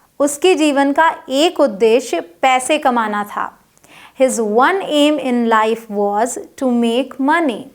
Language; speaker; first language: Hindi; native; Hindi